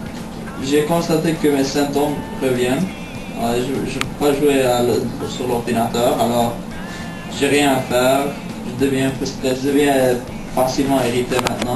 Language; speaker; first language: French; non-native, local second language; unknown